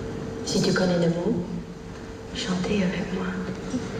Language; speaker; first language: French; non-native, learner; English